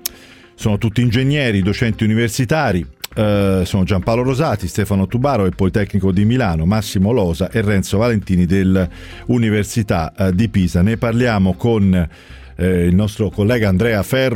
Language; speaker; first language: Italian; native; Italian